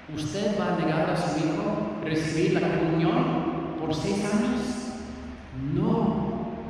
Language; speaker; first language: Spanish; non-native, fluent; English